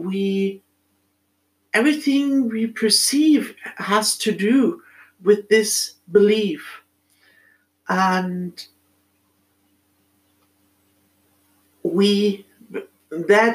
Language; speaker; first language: English; non-native, fluent; German